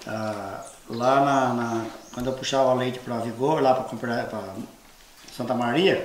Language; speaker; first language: Portuguese; native; Portuguese